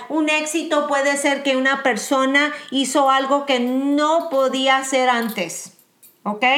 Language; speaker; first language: Spanish; early bilingual, heritage; Spanish